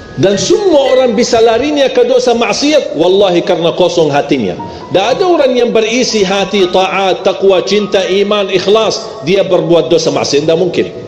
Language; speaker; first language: Malay; non-native, fluent; Arabic